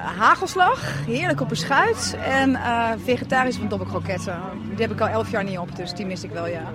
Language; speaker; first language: Dutch; native; Dutch